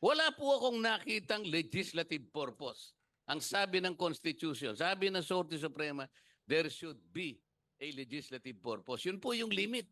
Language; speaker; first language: Filipino; native; Filipino